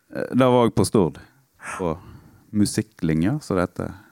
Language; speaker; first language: Norwegian; native; Norwegian